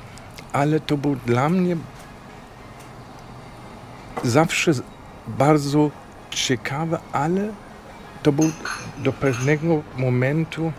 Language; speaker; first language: Polish; non-native, fluent; German